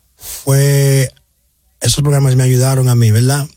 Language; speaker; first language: Spanish; early bilingual, heritage; Spanish